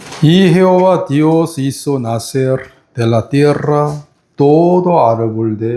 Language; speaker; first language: Spanish; non-native, fluent; Korean